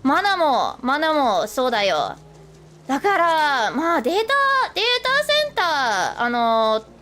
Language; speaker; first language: Japanese; non-native, learner; English